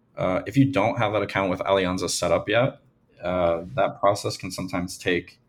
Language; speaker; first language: English; native; English